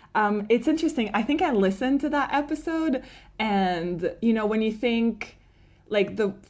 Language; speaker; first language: English; non-native, fluent; French